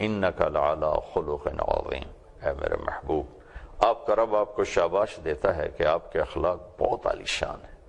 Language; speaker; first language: Urdu; non-native, local second language; Punjabi